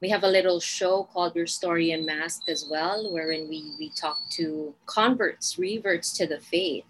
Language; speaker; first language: English; non-native, local second language; Filipino